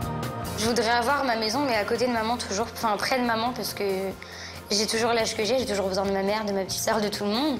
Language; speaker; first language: French; native; French